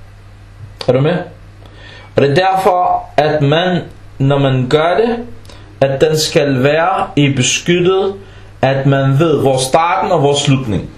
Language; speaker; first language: Danish; early bilingual, other home language; Arabic